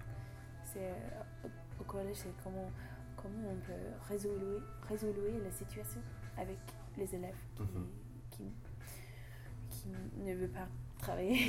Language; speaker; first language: French; non-native, learner; English